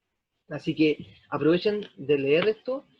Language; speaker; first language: Spanish; native; Spanish